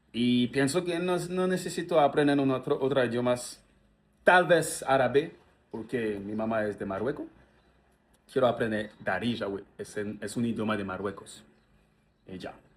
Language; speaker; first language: Spanish; non-native, learner; French